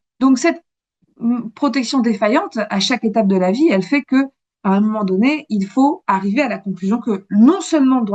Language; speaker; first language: French; native; French